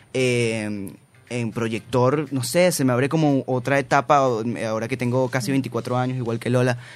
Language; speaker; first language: Spanish; native; Spanish